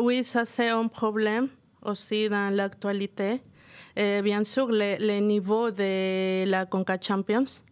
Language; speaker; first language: French; non-native, fluent; Spanish